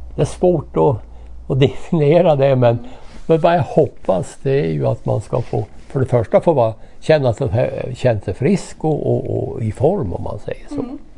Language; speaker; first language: Swedish; native; Swedish